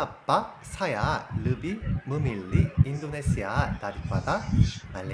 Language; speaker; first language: Indonesian; non-native, learner; Korean